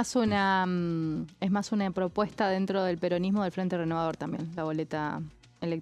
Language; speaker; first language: Spanish; native; Spanish